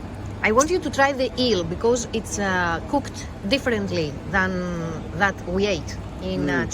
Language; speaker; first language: English; non-native, fluent; Greek